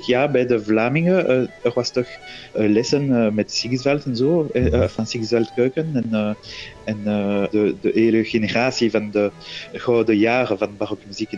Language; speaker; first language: Dutch; non-native, local second language; French